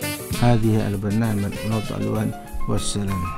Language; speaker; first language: Arabic; non-native, fluent; Indonesian